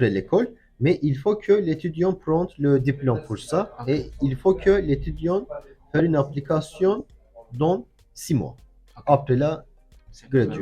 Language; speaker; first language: French; non-native, learner; Turkish